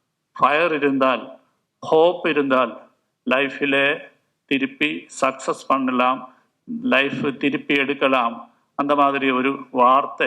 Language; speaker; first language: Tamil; non-native, local second language; Malayalam